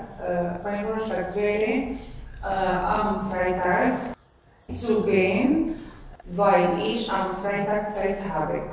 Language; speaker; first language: German; non-native, learner; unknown